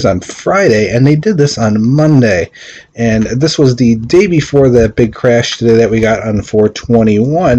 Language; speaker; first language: English; native; English